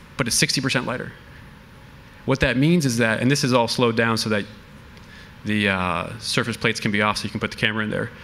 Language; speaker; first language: English; native; English